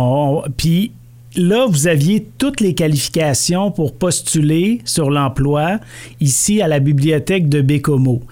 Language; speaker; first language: French; native; French